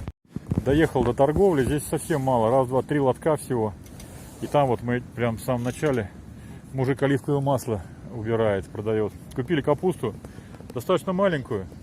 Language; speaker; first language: Russian; native; Russian